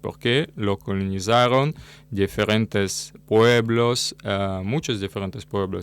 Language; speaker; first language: Spanish; non-native, learner; Russian